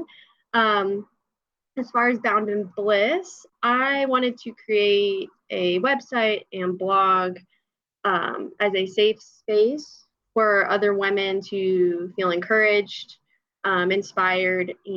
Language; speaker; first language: English; native; English